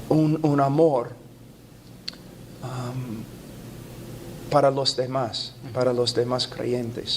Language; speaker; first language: Spanish; non-native, fluent; English